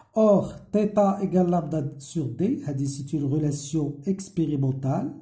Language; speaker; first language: French; non-native, local second language; Arabic